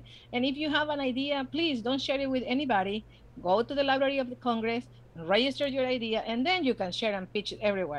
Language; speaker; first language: English; non-native, fluent; Spanish